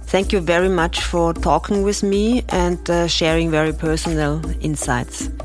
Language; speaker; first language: English; non-native, fluent; German